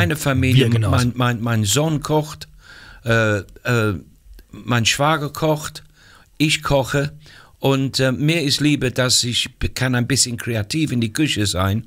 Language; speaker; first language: German; non-native, fluent; English